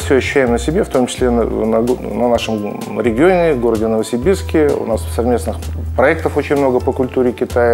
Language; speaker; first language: Russian; native; Russian